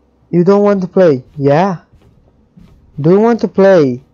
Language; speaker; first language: English; non-native, learner; Serbian